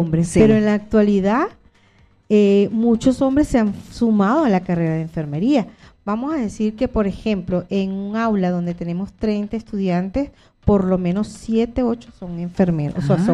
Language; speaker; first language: Spanish; native; Spanish